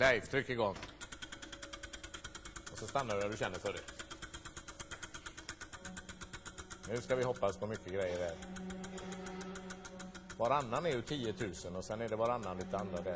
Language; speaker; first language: Swedish; native; Swedish